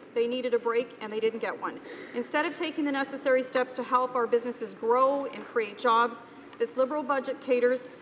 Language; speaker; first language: English; native; English